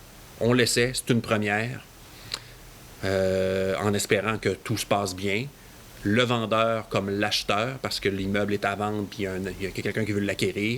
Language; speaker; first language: French; native; French